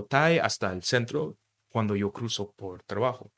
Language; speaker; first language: Spanish; non-native, fluent; English